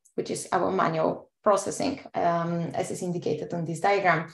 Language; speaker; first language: English; non-native, fluent; Bulgarian